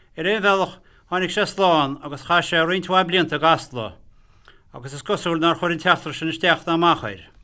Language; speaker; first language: Irish; native; Irish